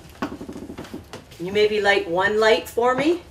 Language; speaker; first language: English; native; English